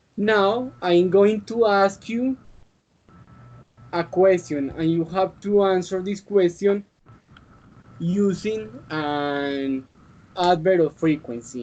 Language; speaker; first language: English; non-native, learner; Spanish